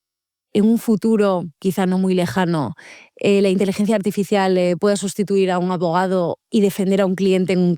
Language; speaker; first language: Spanish; native; Spanish